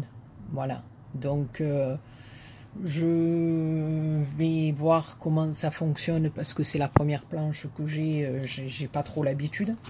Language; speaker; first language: French; native; French